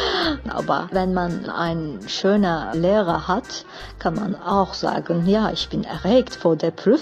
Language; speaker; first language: German; non-native, learner; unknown